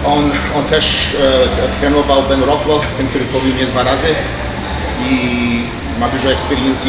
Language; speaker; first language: Polish; early bilingual, heritage; Polish